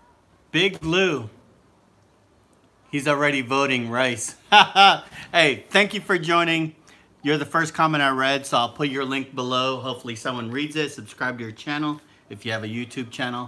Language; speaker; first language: English; native; English